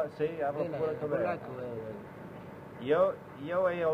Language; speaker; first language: Spanish; non-native, learner; English